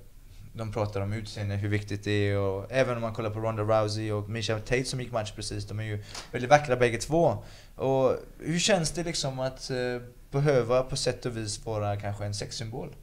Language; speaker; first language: Swedish; native; Swedish